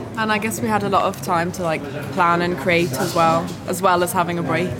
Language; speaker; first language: English; native; English